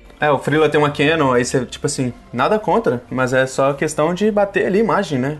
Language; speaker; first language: Portuguese; native; Portuguese